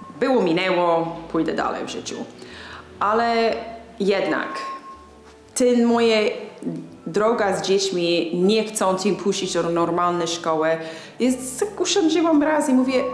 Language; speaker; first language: Polish; early bilingual, heritage; English